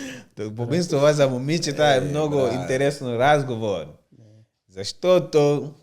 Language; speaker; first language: Bulgarian; non-native, learner; Portuguese